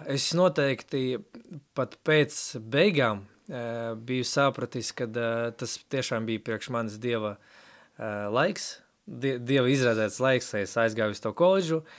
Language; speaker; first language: Latvian; non-native, local second language; Russian